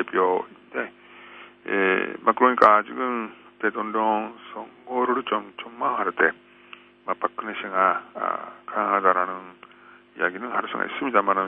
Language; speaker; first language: Korean; non-native, fluent; Japanese